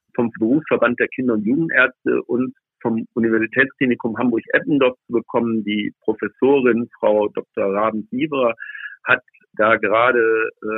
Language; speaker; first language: German; native; German